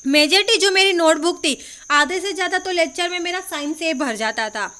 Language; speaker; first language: Hindi; non-native, local second language; Marathi